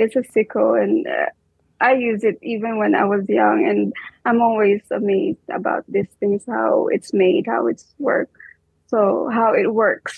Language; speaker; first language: English; non-native, local second language; Filipino